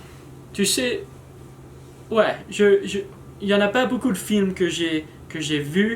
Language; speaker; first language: French; non-native, learner; English